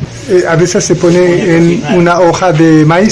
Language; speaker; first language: Spanish; non-native, learner; French